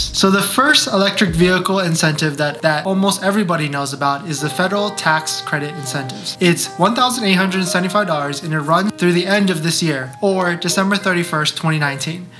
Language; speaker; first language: English; native; English